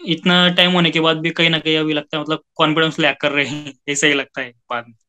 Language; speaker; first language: Hindi; non-native, local second language; Marathi